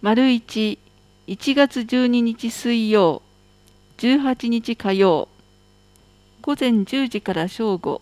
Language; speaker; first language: Japanese; native; Japanese